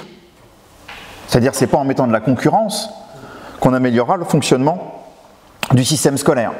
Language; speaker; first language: French; native; French